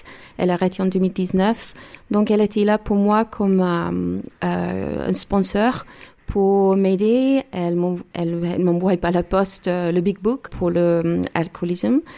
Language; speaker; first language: French; non-native, learner; English